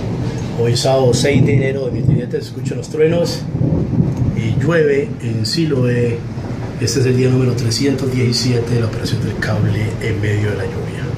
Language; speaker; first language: Spanish; native; Spanish